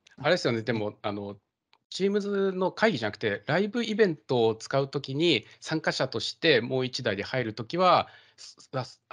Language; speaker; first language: Japanese; native; Japanese